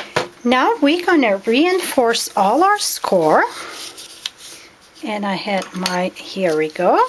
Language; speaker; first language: English; non-native, fluent; French